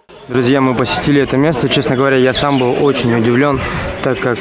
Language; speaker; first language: Russian; non-native, learner; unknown